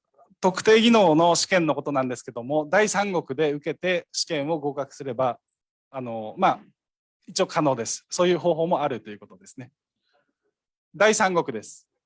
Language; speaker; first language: Japanese; native; Japanese